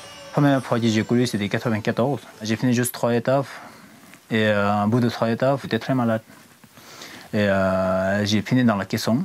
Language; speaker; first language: French; non-native, fluent; Sherpa